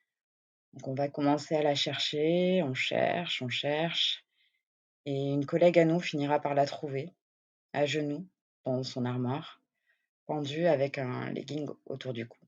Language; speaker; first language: French; native; French